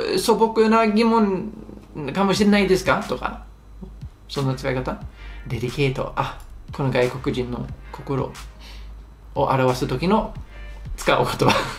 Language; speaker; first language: Japanese; non-native, fluent; English